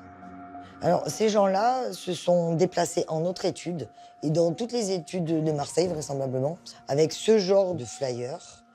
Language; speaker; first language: French; native; French